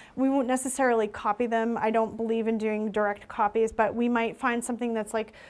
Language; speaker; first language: English; native; English